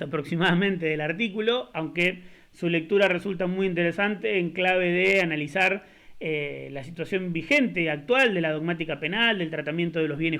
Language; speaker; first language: Spanish; native; Spanish